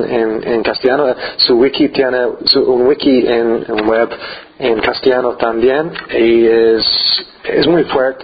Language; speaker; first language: Spanish; non-native, learner; English